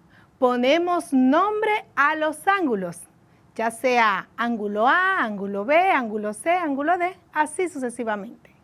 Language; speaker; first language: Spanish; native; Spanish